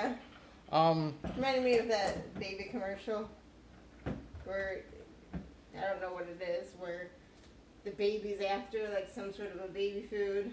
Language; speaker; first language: English; native; English